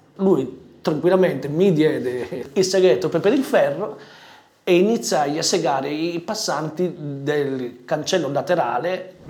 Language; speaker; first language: Italian; native; Italian